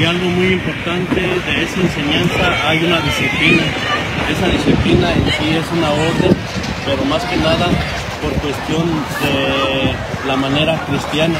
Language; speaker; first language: Spanish; native; Spanish